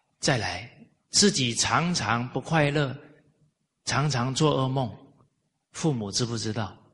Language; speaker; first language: Chinese; native; Chinese